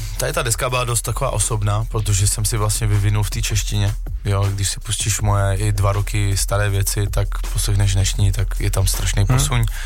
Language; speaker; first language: Czech; early bilingual, other home language; French